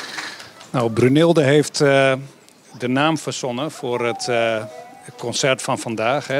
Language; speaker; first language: Dutch; native; Dutch